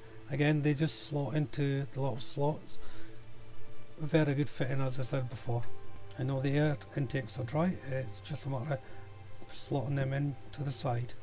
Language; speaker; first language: English; native; English